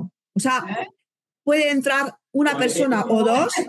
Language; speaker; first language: Spanish; non-native, fluent; French